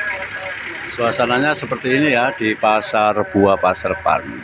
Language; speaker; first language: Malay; non-native, local second language; Javanese